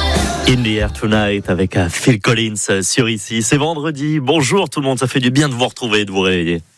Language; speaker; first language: French; native; French